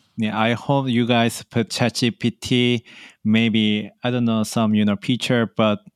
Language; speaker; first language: English; non-native, learner; Korean